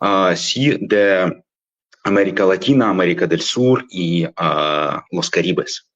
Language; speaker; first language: Spanish; non-native, fluent; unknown